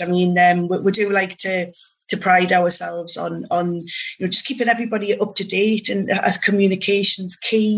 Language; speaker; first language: English; native; English